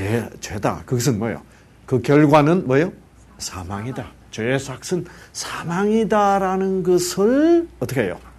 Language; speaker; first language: Korean; native; Korean